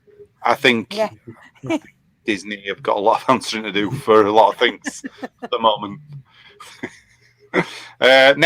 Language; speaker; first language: English; native; English